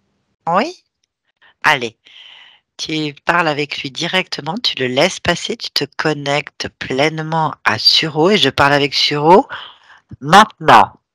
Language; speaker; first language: French; native; French